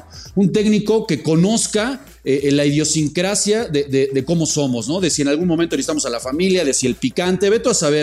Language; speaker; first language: Spanish; native; Spanish